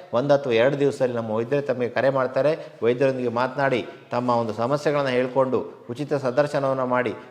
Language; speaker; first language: Kannada; native; Kannada